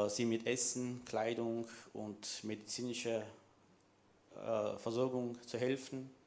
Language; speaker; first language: German; non-native, fluent; Armenian